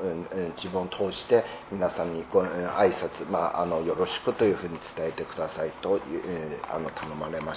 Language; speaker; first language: Japanese; non-native, fluent; Chinese